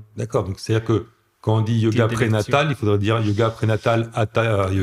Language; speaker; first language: French; native; French